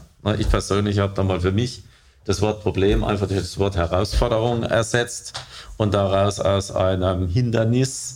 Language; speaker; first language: German; native; German